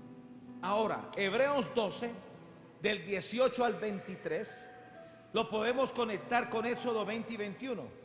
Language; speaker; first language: Spanish; native; Spanish